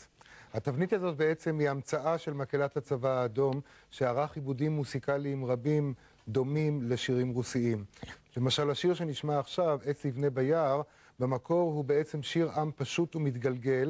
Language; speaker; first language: Hebrew; native; Hebrew